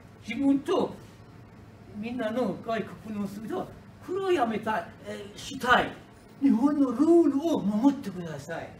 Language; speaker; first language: Japanese; non-native, learner; Persian